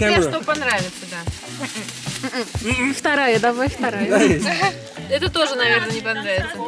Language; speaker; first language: Russian; native; Russian